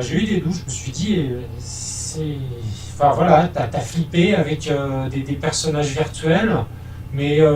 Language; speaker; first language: French; native; French